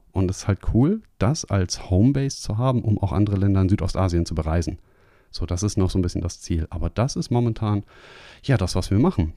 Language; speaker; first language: German; native; German